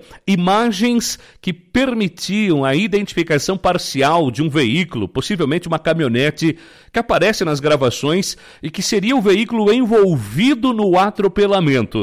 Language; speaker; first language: Portuguese; native; Portuguese